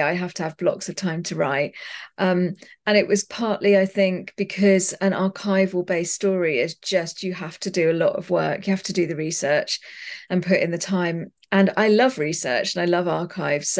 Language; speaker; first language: English; native; English